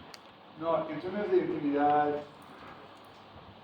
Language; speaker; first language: Spanish; non-native, fluent; English